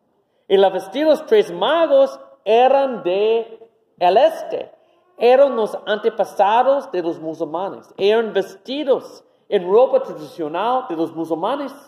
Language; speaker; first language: Spanish; non-native, fluent; English